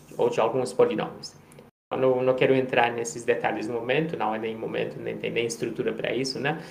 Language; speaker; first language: Portuguese; non-native, fluent; Persian